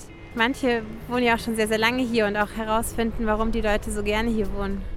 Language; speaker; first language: German; native; German